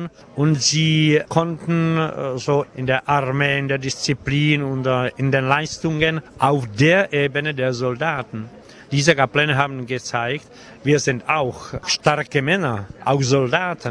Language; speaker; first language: German; non-native, fluent; Czech